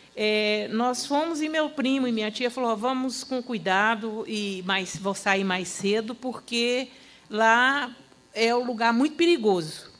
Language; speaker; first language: Portuguese; native; Portuguese